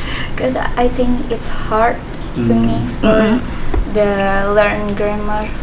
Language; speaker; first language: English; non-native, learner; Indonesian